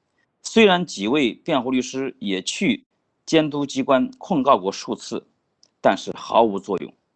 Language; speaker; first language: Chinese; native; Chinese